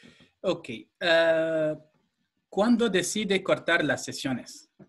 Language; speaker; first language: Spanish; non-native, fluent; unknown